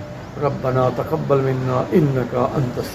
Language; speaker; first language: Urdu; native; Urdu